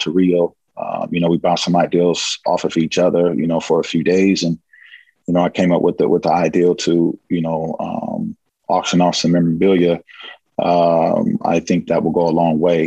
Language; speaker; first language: English; native; English